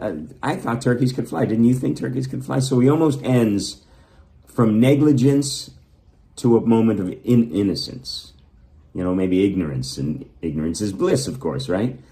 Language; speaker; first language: English; native; English